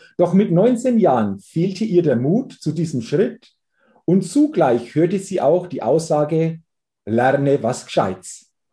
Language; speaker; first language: German; native; German